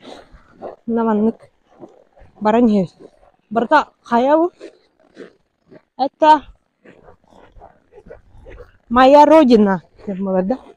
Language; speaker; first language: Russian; non-native, local second language; Yakut